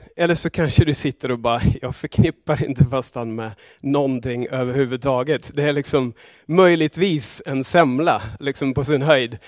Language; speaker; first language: Swedish; non-native, fluent; English